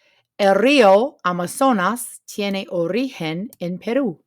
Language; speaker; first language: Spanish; non-native, fluent; English